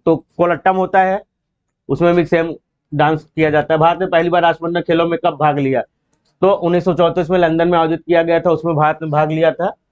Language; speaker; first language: Hindi; native; Hindi